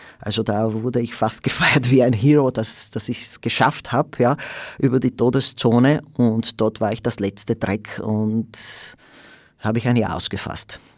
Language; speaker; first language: German; non-native, fluent; Slovak